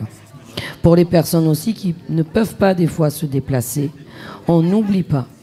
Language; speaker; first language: French; native; French